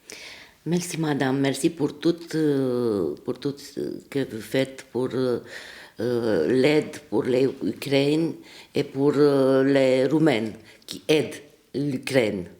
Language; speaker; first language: French; non-native, fluent; Romanian